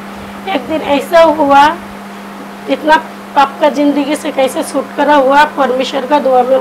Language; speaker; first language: Hindi; non-native, local second language; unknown